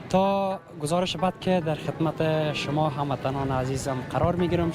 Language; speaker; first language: Persian; native; Persian